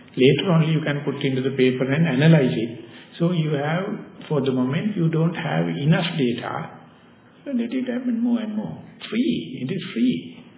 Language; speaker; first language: English; non-native, local second language; Sinhala